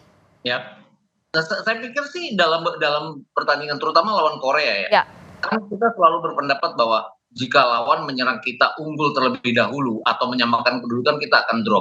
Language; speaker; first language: Indonesian; native; Indonesian